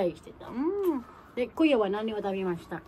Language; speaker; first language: Japanese; non-native, learner; Filipino